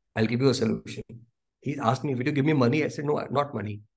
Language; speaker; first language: English; non-native, local second language; Hindi